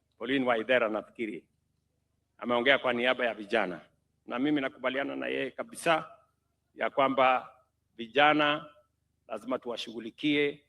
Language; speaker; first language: Swahili; non-native, local second language; Kalenjin